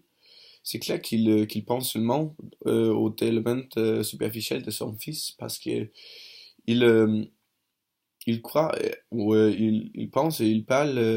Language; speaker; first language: French; non-native, learner; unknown